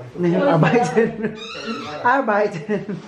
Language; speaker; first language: German; non-native, learner; Filipino